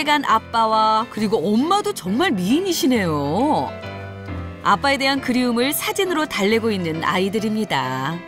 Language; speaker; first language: Korean; native; Korean